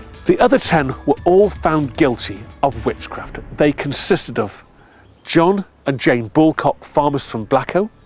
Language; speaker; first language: English; native; English